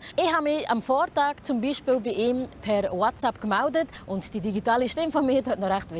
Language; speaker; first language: German; native; German